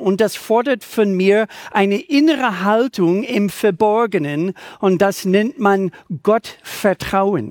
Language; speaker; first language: German; native; German